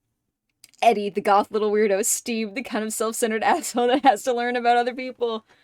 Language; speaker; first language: English; native; English